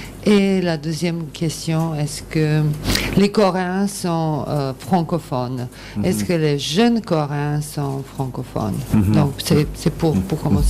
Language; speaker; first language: French; non-native, fluent; Serbian